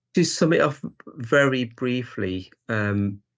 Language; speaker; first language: English; native; English